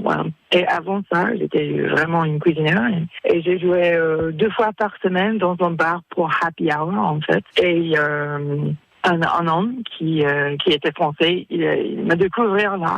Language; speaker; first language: French; non-native, fluent; English